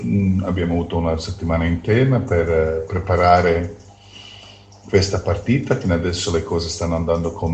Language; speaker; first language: Italian; non-native, fluent; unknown